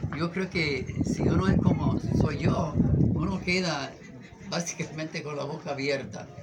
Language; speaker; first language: Spanish; non-native, fluent; English